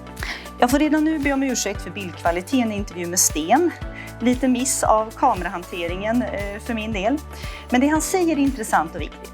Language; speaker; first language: Swedish; native; Swedish